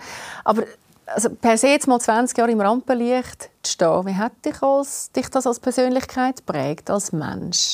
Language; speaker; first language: German; native; German